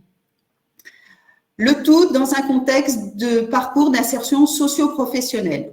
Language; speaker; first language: French; native; French